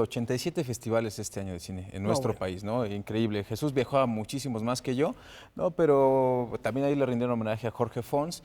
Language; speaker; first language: Spanish; native; Spanish